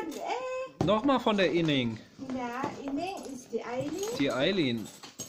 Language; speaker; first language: German; native; German